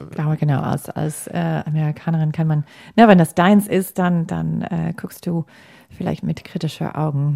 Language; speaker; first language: German; non-native, fluent; English